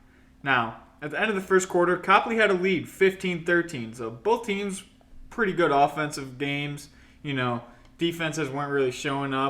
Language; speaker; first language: English; native; English